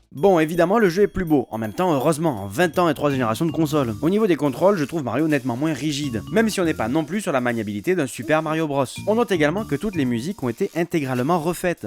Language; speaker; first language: French; native; French